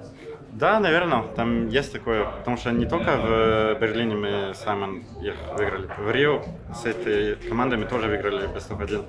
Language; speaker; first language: Russian; non-native, fluent; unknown